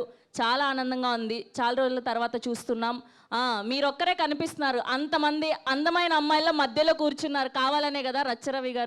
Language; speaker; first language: Telugu; native; Telugu